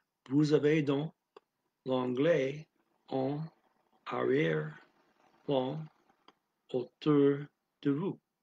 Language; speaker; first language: French; non-native, learner; English